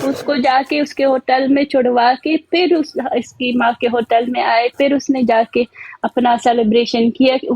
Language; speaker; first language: Hindi; native; Hindi